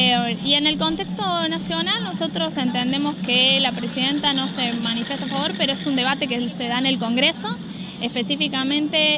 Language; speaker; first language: Spanish; native; Spanish